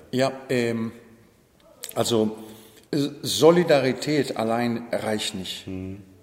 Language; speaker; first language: German; non-native, fluent; Greek